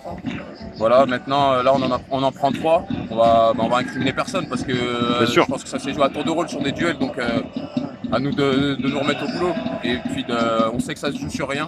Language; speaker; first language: French; native; French